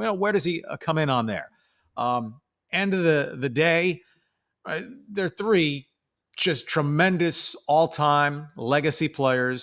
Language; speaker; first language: English; native; English